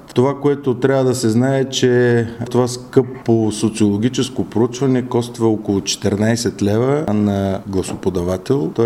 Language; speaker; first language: Bulgarian; native; Bulgarian